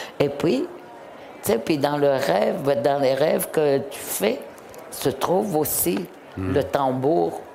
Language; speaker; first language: French; non-native, local second language; Innu-aimun